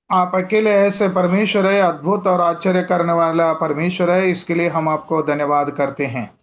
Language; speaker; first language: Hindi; non-native, local second language; Telugu